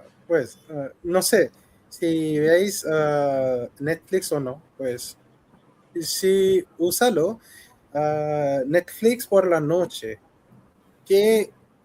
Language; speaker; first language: Spanish; non-native, fluent; Hindi